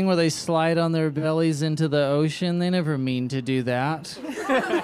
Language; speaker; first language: English; native; English